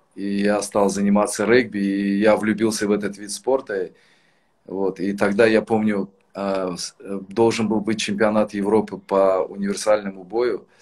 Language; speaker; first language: Russian; native; Russian